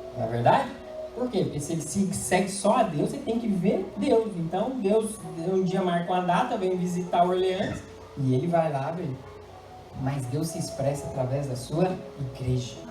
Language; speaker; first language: Portuguese; native; Portuguese